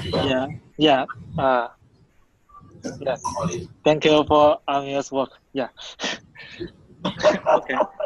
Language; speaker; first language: English; non-native, fluent; Chinese